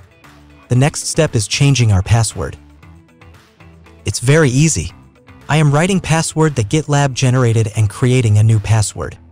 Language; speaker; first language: English; non-native, fluent; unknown